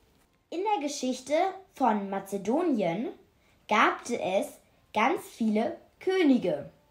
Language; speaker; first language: German; early bilingual, other home language; Macedonian